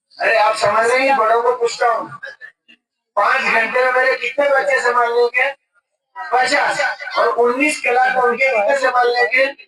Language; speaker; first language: Urdu; native; Urdu